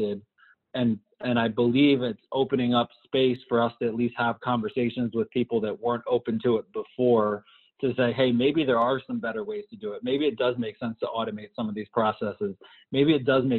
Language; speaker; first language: English; native; English